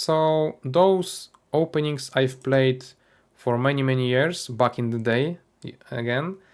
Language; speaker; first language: English; non-native, fluent; Polish